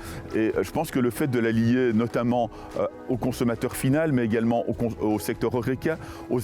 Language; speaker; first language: French; native; French